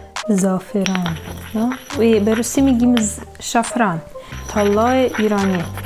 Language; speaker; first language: Persian; non-native, learner; Russian